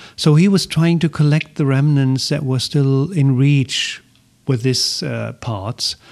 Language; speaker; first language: English; non-native, fluent; German